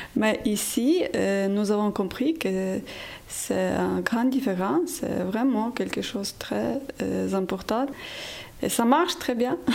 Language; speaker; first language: French; non-native, learner; Ukrainian